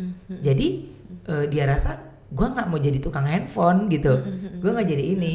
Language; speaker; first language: Indonesian; native; Indonesian